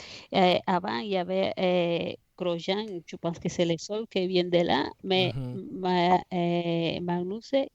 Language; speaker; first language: French; non-native, fluent; Spanish